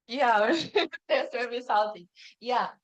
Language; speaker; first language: English; non-native, fluent; Indonesian